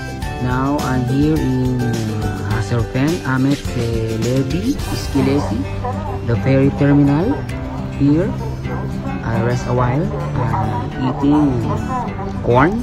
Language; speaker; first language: English; non-native, learner; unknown